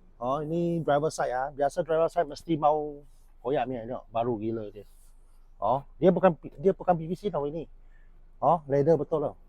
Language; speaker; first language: Malay; non-native, local second language; Chinese